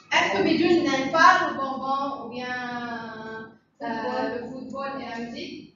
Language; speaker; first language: French; non-native, fluent; Arabic